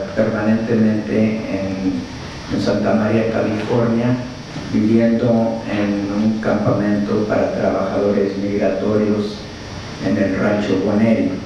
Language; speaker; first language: Spanish; early bilingual, heritage; Spanish